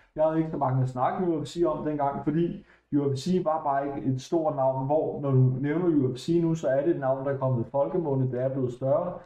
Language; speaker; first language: Danish; native; Danish